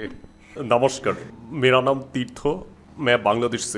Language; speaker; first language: Hindi; non-native, learner; Bangla